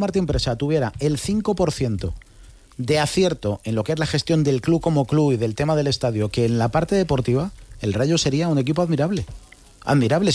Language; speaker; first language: Spanish; native; Spanish